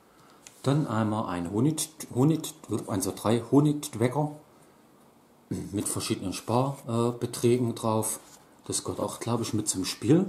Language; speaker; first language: German; native; German